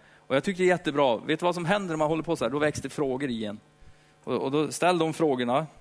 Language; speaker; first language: Swedish; native; Swedish